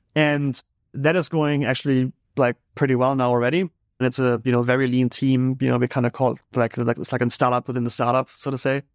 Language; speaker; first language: English; non-native, fluent; German